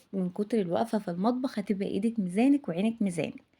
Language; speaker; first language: Arabic; native; Arabic